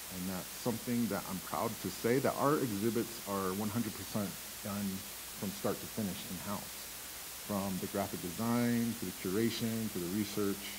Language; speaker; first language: English; native; English